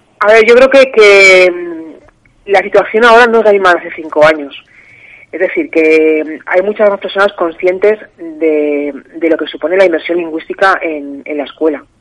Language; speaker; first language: Spanish; native; Spanish